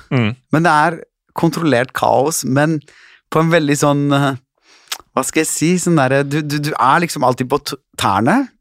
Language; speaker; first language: Norwegian; early bilingual, other home language; Turkish